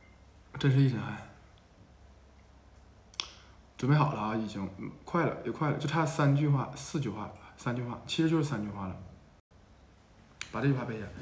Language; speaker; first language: Chinese; native; Chinese